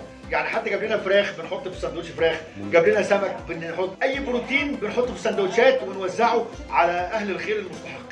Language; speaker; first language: Arabic; native; Arabic